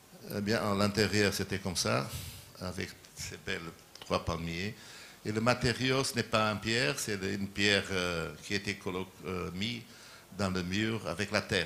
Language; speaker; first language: French; non-native, learner; Portuguese